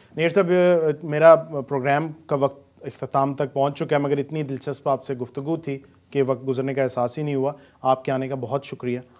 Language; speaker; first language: Urdu; native; Urdu